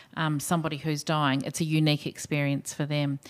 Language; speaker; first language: English; native; English